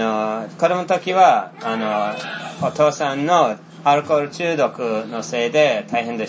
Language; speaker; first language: Japanese; non-native, fluent; Finnish